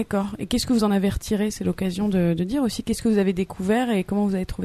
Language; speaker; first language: French; native; French